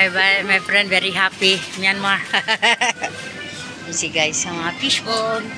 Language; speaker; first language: English; non-native, local second language; Filipino